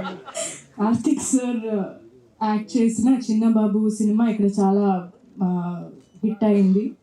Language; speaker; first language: Telugu; non-native, local second language; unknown